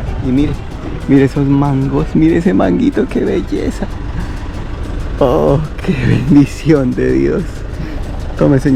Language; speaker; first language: Spanish; native; Spanish